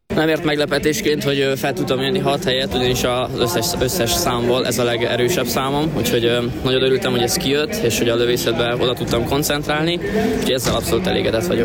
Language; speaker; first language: Hungarian; native; Hungarian